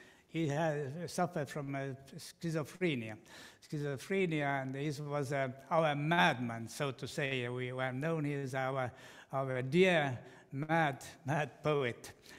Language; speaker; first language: English; non-native, fluent; Estonian